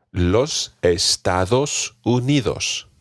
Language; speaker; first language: Spanish; non-native, fluent; English